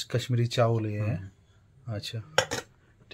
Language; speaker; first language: Hindi; non-native, local second language; Bangla